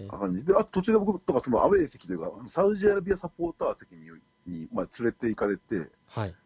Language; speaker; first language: Japanese; native; Japanese